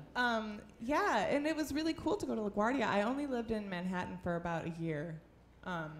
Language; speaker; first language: English; native; English